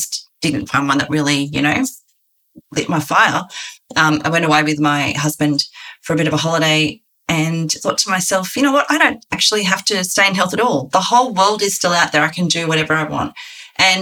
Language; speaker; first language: English; native; English